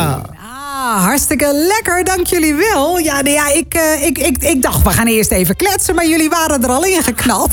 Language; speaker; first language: Dutch; native; Dutch